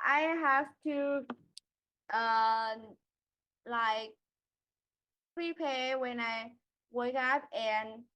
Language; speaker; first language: English; non-native, learner; Vietnamese